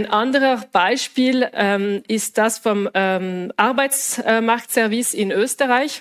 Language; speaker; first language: German; non-native, local second language; French